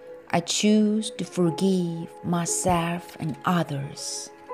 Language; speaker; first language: English; non-native, fluent; Korean